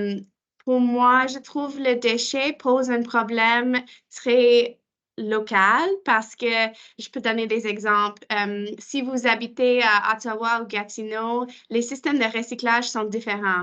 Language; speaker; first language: French; non-native, local second language; English